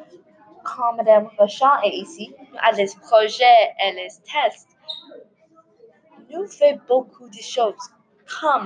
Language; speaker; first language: French; non-native, learner; English